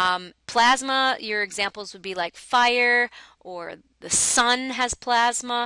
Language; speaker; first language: English; native; English